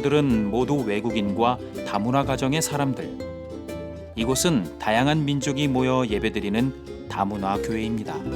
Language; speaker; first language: Korean; native; Korean